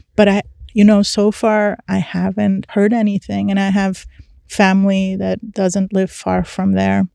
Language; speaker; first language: English; early bilingual, other home language; Persian